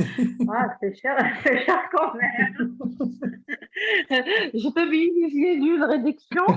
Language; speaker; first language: French; non-native, fluent; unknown